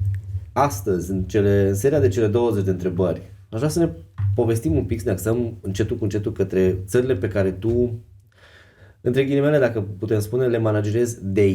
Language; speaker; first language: Romanian; native; Romanian